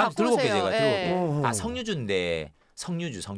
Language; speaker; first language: Korean; native; Korean